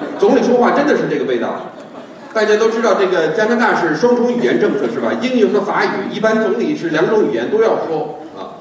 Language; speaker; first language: Chinese; non-native, fluent; English